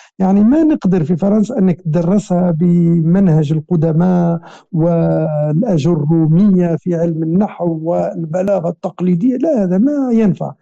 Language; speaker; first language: Arabic; native; Arabic